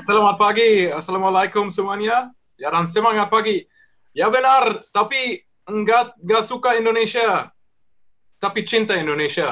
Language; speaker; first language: Indonesian; non-native, learner; German